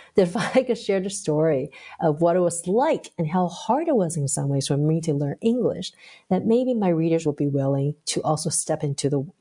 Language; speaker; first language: English; early bilingual, other home language; Chinese